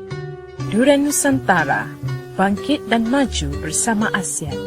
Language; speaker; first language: Malay; native; Malay